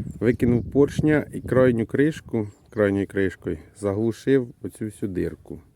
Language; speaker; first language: Ukrainian; native; Ukrainian